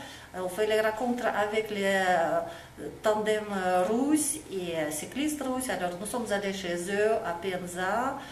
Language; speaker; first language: French; non-native, fluent; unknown